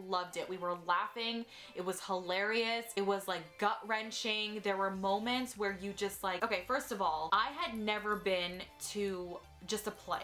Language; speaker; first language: English; native; English